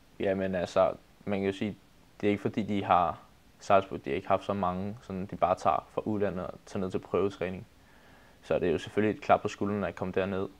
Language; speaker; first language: Danish; native; Danish